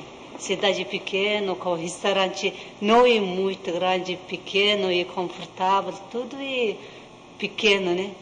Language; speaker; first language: Portuguese; non-native, learner; Mongolian